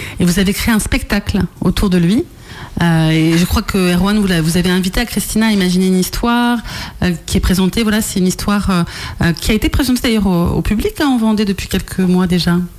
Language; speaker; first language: French; native; French